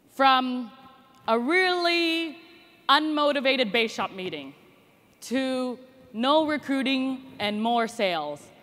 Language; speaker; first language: English; native; English